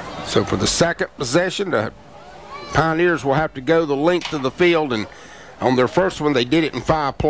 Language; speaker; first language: English; native; English